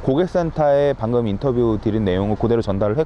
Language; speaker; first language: Korean; native; Korean